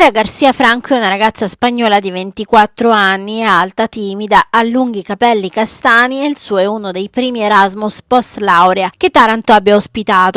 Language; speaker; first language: Italian; native; Italian